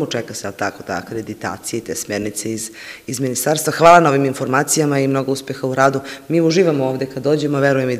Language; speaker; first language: Serbian; native; Serbian